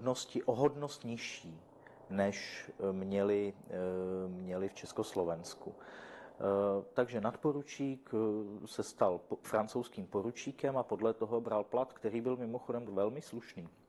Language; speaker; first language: Czech; native; Czech